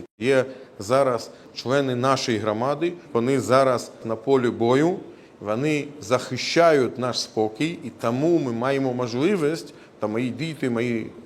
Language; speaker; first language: Ukrainian; non-native, local second language; Russian